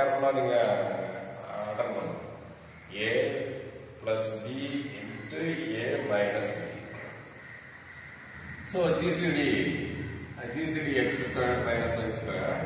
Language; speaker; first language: English; non-native, local second language; Tamil